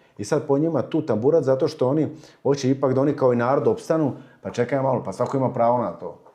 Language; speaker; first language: Croatian; early bilingual, heritage; Croatian